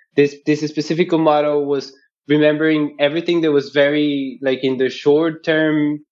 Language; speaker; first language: English; non-native, fluent; Spanish